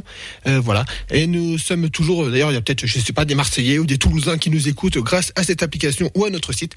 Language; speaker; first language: French; native; French